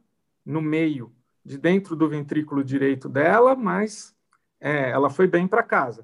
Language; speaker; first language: Portuguese; native; Portuguese